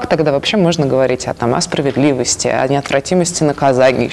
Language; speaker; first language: Russian; native; Russian